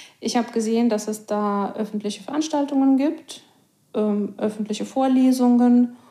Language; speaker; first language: German; non-native, fluent; Russian